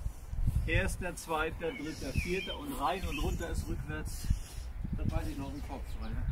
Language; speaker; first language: German; native; German